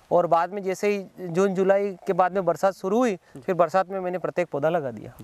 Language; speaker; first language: Hindi; native; Hindi